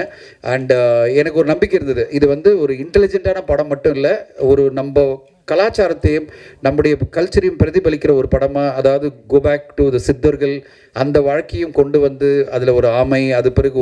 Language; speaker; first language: Tamil; native; Tamil